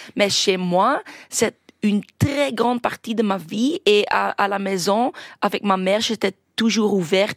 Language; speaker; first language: French; non-native, local second language; Dutch